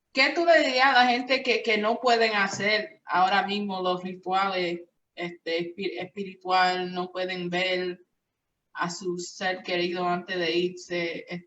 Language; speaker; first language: Spanish; early bilingual, heritage; Spanish